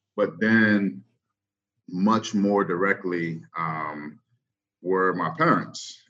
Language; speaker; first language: English; native; English